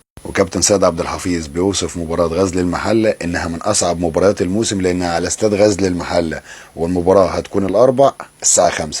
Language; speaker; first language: Arabic; native; Arabic